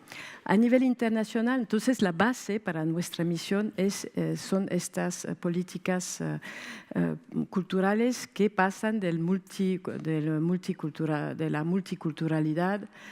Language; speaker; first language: Spanish; non-native, fluent; French